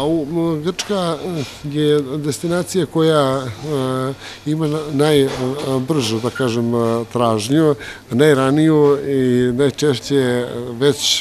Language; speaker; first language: Croatian; native; Croatian